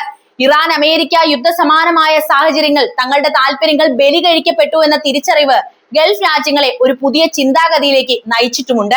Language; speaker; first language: Malayalam; native; Malayalam